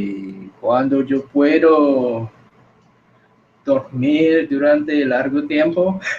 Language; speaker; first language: Spanish; non-native, learner; Indonesian